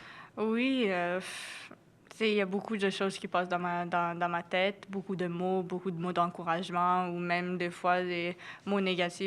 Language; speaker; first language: French; non-native, local second language; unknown